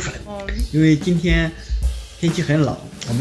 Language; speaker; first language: Chinese; native; Chinese